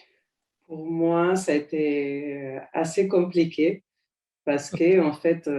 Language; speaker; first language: French; non-native, fluent; Spanish